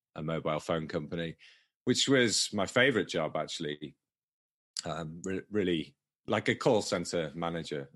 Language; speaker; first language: English; native; English